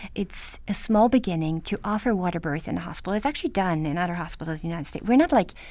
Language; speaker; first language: English; early bilingual, other home language; Norwegian